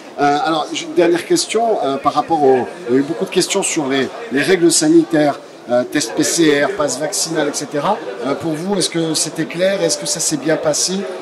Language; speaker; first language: French; non-native, local second language; Arabic